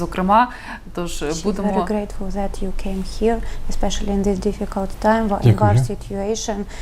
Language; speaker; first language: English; non-native, learner; Ukrainian